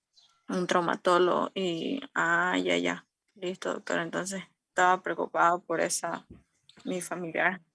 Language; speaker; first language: Spanish; native; Spanish